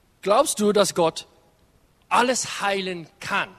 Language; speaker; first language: German; non-native, learner; English